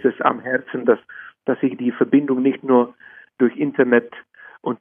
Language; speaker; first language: German; non-native, fluent; Czech